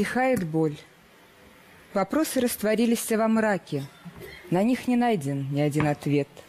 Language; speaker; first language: Russian; native; Russian